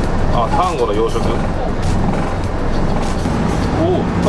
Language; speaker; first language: Japanese; native; Japanese